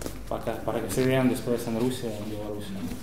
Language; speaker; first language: Spanish; non-native, fluent; Russian